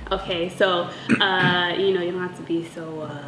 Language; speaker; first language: English; native; English